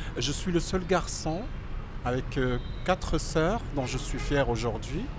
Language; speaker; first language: French; non-native, local second language; Berber languages